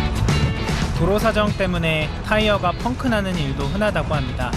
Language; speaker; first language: Korean; native; Korean